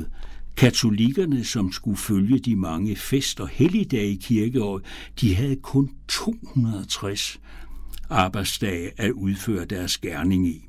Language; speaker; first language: Danish; native; Danish